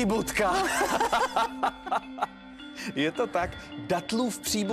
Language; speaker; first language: Czech; native; Czech